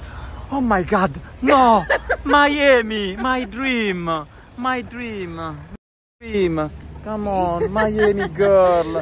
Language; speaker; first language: English; non-native, learner; Italian